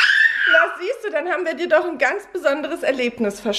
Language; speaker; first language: German; native; German